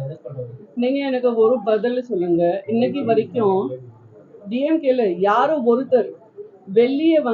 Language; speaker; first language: Tamil; non-native, learner; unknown